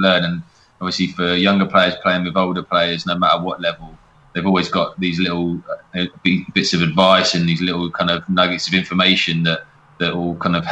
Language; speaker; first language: English; native; English